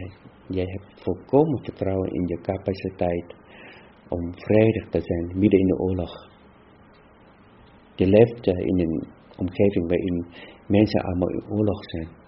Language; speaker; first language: Dutch; non-native, fluent; Vietnamese